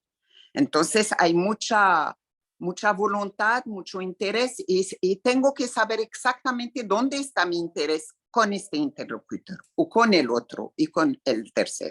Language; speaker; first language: Spanish; non-native, fluent; Arabic